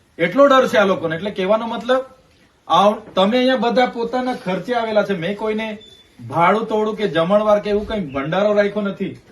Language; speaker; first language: Gujarati; non-native, local second language; Vasavi